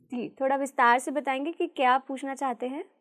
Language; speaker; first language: Hindi; native; Hindi